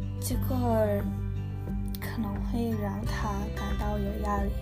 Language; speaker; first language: Chinese; non-native, learner; English